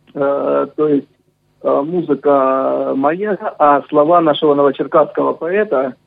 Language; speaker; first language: Russian; native; Russian